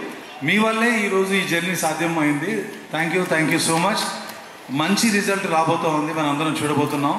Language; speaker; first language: Telugu; native; Telugu